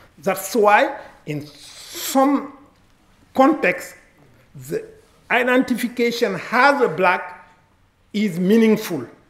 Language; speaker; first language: English; non-native, fluent; Wolof